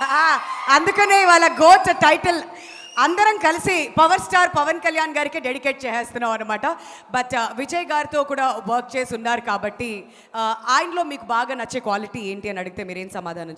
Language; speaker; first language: Telugu; native; Telugu